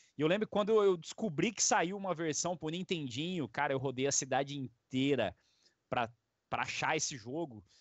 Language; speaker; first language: Portuguese; native; Portuguese